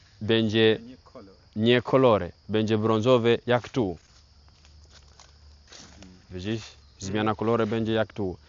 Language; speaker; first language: Polish; non-native, learner; Swahili